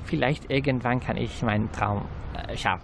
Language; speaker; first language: German; non-native, fluent; Arabic